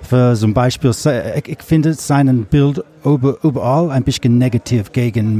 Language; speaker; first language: German; non-native, learner; English